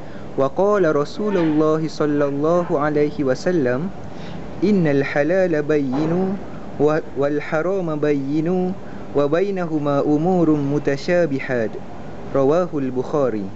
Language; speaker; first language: Arabic; non-native, learner; Malay